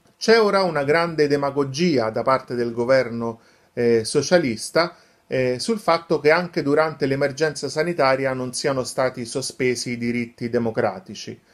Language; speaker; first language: Italian; native; Italian